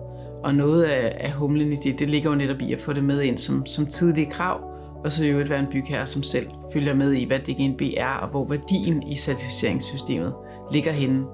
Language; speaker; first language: Danish; native; Danish